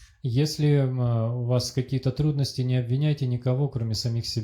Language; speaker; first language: Russian; native; Russian